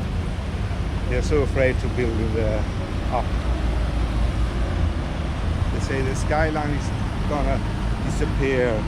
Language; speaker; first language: English; non-native, learner; Swedish